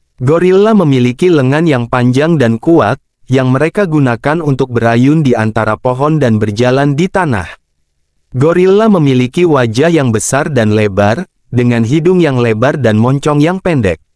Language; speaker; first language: Indonesian; native; Indonesian